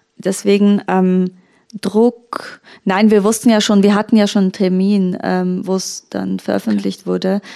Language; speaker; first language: German; early bilingual, other home language; Turkish